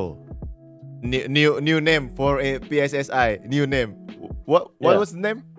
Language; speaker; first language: English; non-native, fluent; Indonesian